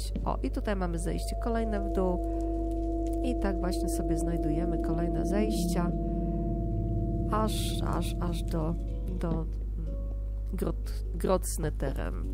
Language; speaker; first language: Polish; native; Polish